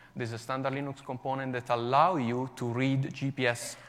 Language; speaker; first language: English; non-native, fluent; Italian